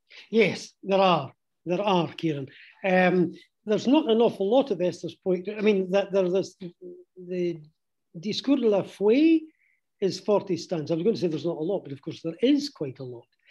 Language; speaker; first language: English; native; English